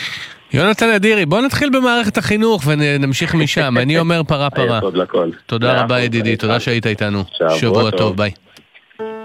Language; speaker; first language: Hebrew; native; Hebrew